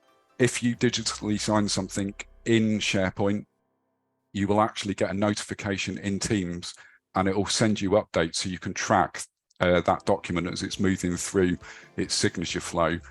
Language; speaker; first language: English; native; English